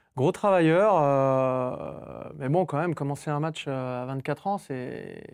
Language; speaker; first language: French; native; French